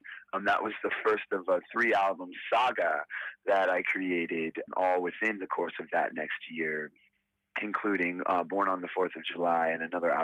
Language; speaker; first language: English; native; English